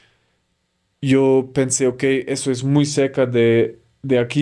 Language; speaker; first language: Spanish; non-native, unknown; German